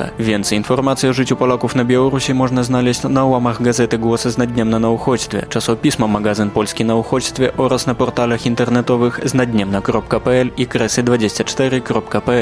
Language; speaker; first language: Polish; native; Polish